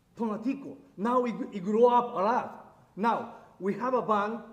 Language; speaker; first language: English; non-native, learner; Spanish